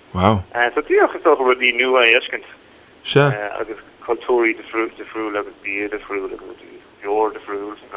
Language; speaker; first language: Irish; native; Irish